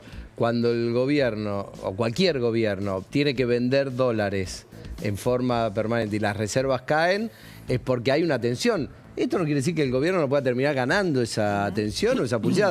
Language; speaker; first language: Spanish; native; Spanish